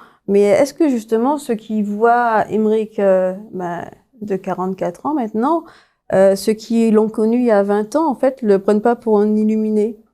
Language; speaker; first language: French; native; French